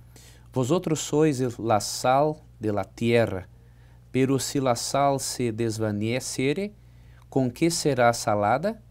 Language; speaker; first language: Spanish; non-native, learner; Portuguese